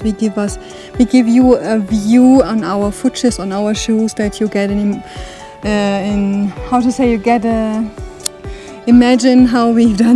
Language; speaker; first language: English; non-native, learner; German